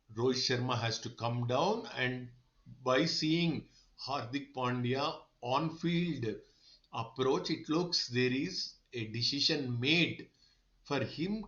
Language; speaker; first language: English; non-native, local second language; Telugu